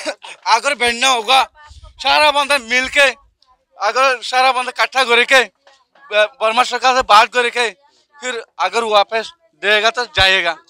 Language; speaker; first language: Hindi; non-native, learner; Rohingya